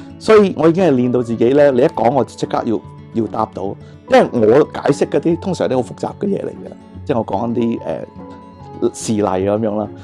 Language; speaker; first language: Cantonese; native; Cantonese